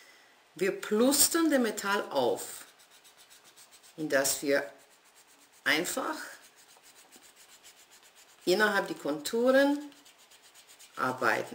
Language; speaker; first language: German; non-native, fluent; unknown